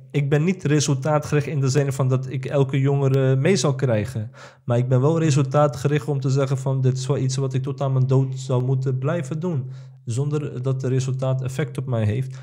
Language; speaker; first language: Dutch; early bilingual, other home language; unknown